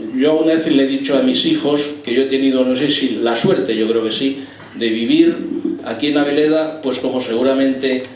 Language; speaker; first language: Spanish; native; Spanish